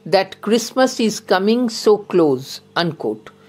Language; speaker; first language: English; non-native, local second language; Bangla